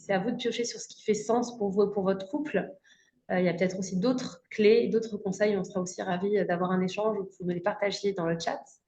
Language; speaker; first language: French; native; French